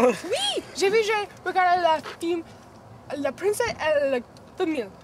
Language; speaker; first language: French; non-native, learner; English